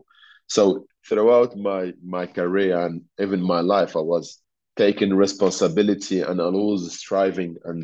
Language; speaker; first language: English; non-native, fluent; Arabic